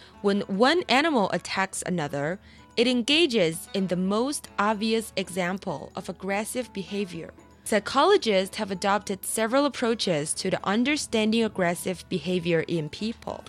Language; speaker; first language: English; non-native, fluent; Chinese